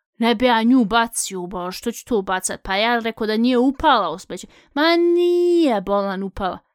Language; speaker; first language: Bosnian; early bilingual, heritage; Bosnian